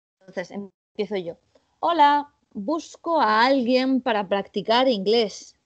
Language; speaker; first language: Spanish; native; Spanish